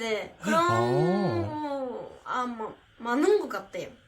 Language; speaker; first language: Korean; non-native, learner; Japanese